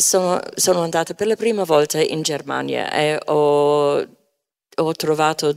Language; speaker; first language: Italian; non-native, fluent; English